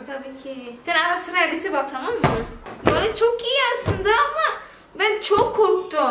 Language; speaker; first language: Turkish; non-native, learner; Indonesian